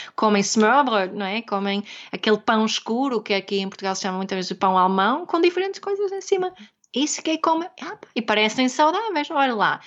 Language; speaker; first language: Portuguese; non-native, fluent; Swedish